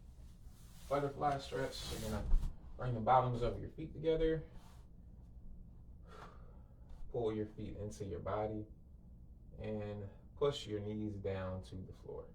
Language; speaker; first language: English; native; English